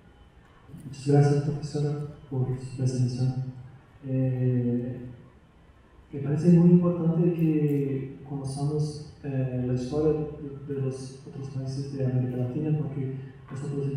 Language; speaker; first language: Spanish; non-native, fluent; Portuguese